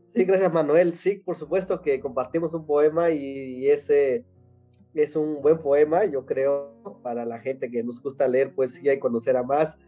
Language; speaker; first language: Spanish; non-native, local second language; Nahuatl languages